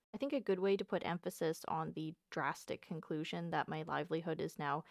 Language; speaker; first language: English; native; English